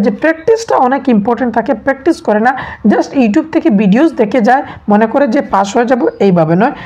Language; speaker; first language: Bangla; native; Bangla